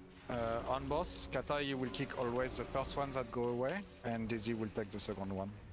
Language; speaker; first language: English; non-native, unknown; French